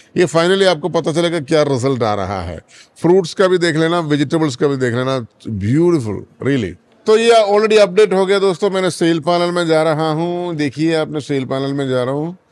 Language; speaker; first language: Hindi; non-native, local second language; Malayalam